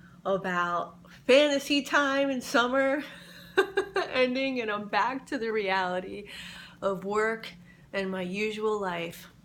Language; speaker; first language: English; native; English